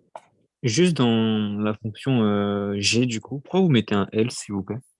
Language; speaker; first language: French; native; French